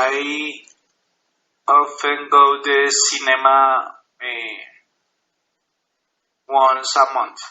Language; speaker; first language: English; non-native, learner; Spanish